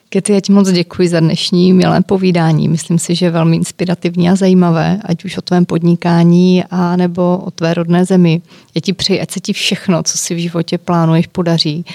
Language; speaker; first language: Czech; native; Czech